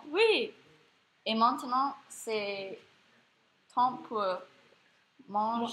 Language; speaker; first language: French; non-native, learner; English